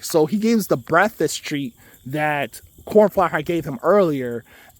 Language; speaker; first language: English; native; English